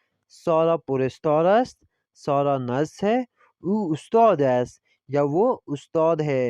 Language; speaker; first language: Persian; non-native, fluent; Urdu